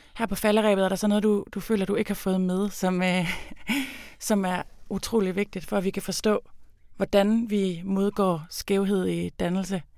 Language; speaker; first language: Danish; native; Danish